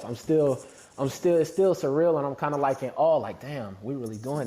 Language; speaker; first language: English; native; English